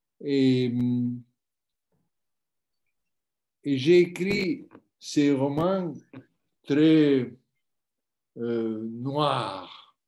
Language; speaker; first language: French; non-native, learner; Italian